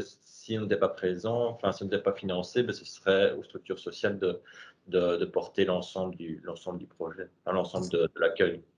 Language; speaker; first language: French; native; French